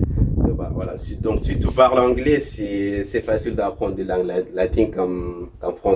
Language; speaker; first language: French; non-native, local second language; Arabic